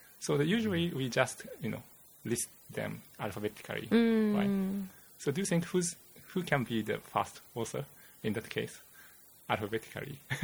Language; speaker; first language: English; non-native, fluent; Japanese